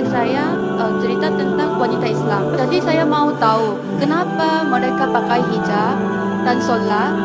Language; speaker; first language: Indonesian; non-native, learner; Korean